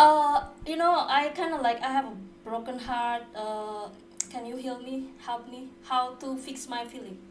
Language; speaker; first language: English; non-native, learner; Indonesian